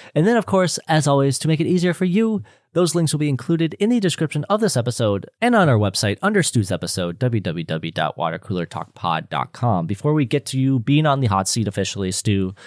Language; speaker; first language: English; native; English